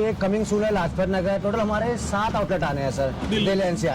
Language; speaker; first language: Hindi; native; Hindi